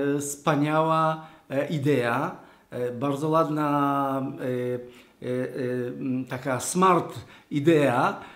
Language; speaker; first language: Polish; non-native, learner; Hebrew